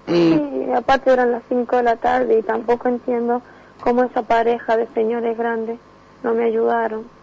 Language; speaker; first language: Spanish; native; Spanish